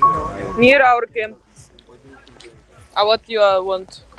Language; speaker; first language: English; non-native, fluent; Ukrainian